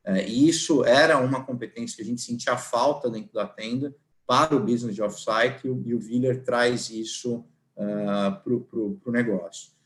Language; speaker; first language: Portuguese; native; Portuguese